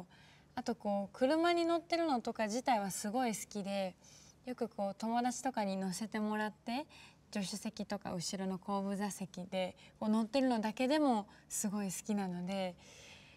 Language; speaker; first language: Japanese; native; Japanese